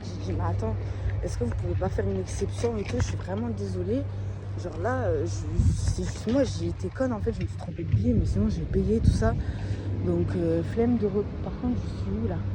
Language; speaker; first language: French; native; French